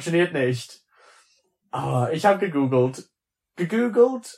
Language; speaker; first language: German; non-native, learner; English